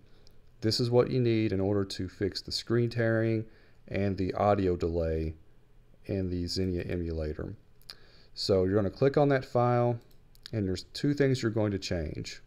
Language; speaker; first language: English; native; English